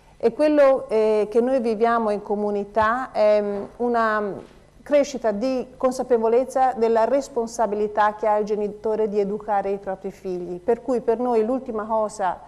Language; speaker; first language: Italian; native; Italian